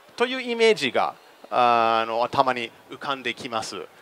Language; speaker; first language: Japanese; non-native, fluent; English